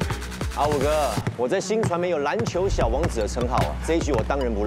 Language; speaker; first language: Chinese; native; Chinese